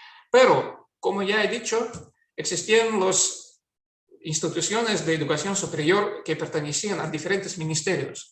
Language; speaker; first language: Spanish; non-native, fluent; Russian